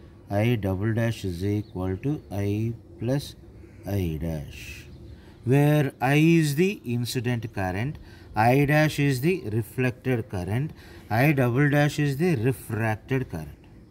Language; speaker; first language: English; non-native, local second language; Telugu